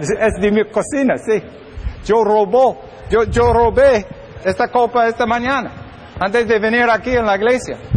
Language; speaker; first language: Spanish; non-native, learner; English